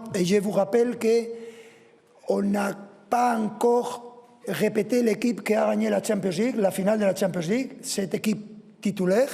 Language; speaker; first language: French; non-native, fluent; Spanish